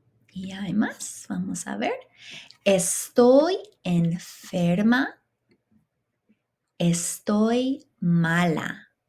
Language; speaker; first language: Spanish; non-native, fluent; English